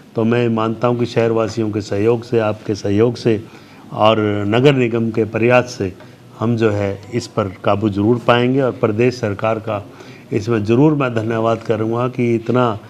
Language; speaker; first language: Hindi; native; Hindi